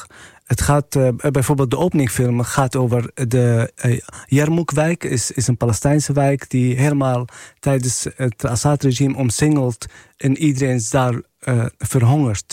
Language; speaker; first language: Dutch; non-native, fluent; Arabic